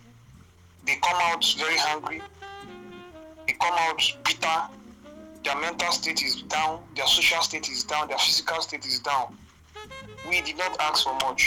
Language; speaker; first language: English; non-native, local second language; Igbo